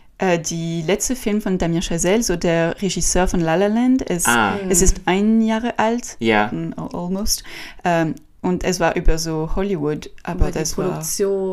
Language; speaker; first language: German; non-native, learner; French